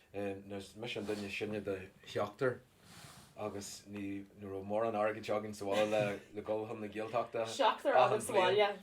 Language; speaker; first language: Irish; non-native, local second language; English